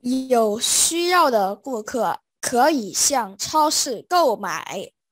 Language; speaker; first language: Chinese; non-native, fluent; Vietnamese